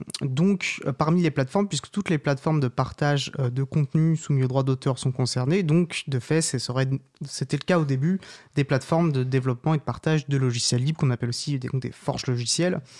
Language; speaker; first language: French; native; French